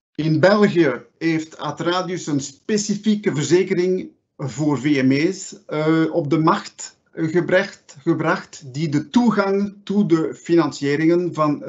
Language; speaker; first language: Dutch; non-native, local second language; French